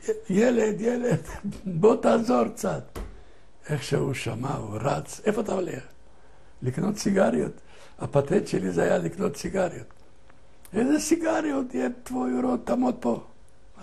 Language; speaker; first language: Hebrew; non-native, fluent; Ladino